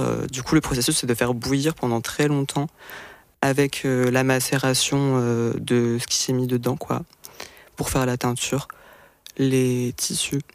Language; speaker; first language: French; native; French